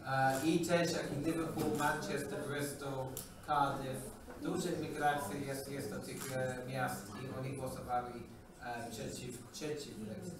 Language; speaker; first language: Polish; non-native, learner; English